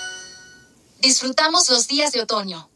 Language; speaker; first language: Spanish; non-native, learner; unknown